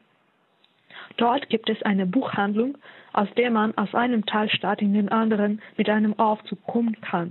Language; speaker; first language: German; non-native, fluent; Russian